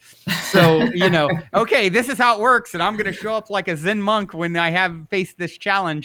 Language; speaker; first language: English; native; English